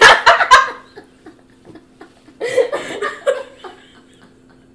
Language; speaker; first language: English; non-native, fluent; Luxembourgish